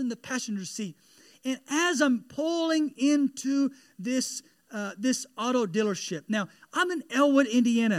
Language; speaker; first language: English; native; English